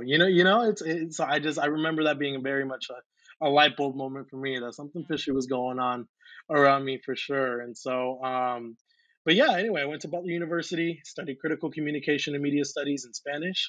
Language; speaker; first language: English; native; English